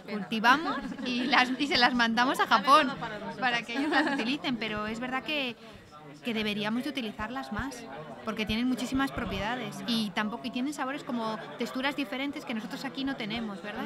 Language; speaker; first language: Spanish; native; Spanish